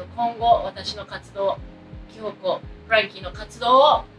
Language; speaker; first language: Japanese; early bilingual, heritage; Japanese